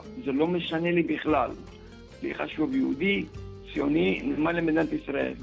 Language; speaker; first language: Hebrew; early bilingual, other home language; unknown